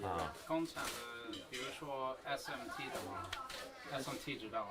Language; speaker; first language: Chinese; non-native, learner; English